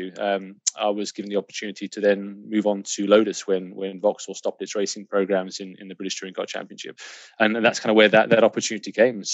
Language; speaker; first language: English; native; English